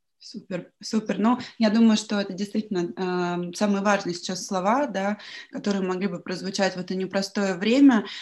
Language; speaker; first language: Russian; native; Russian